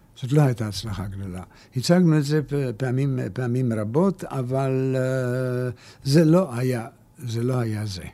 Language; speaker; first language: Hebrew; early bilingual, other home language; German